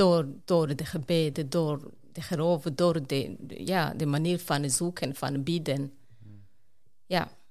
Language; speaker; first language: Dutch; non-native, fluent; Rundi